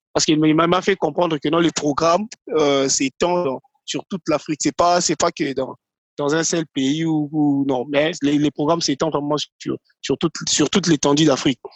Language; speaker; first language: French; non-native, local second language; Lingala